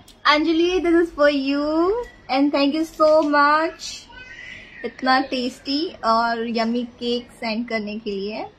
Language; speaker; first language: Hindi; native; Hindi